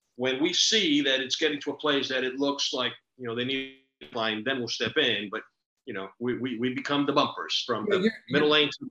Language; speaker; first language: English; early bilingual, other home language; Spanish